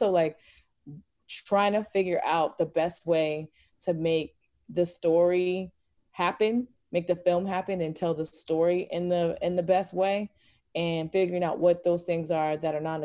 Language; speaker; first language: English; native; English